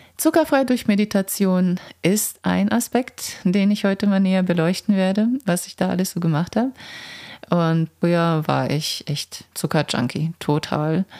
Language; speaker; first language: German; non-native, fluent; Croatian